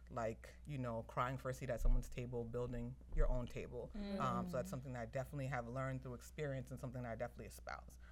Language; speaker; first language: English; native; English